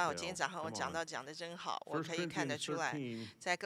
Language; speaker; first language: Chinese; native; Chinese